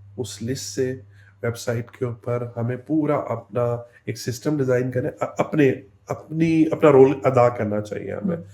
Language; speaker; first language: Urdu; native; Urdu